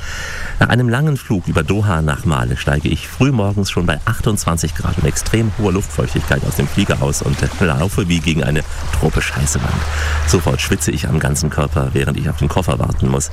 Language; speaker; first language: German; native; German